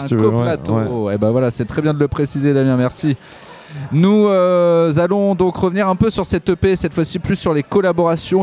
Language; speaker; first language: French; native; French